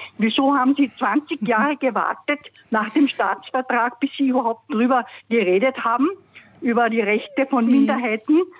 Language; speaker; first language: German; non-native, local second language; Slovenian